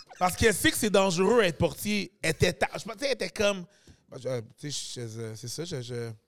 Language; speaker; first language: French; native; French